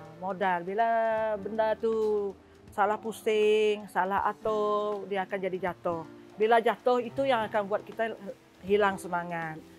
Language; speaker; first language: Malay; non-native, local second language; Iban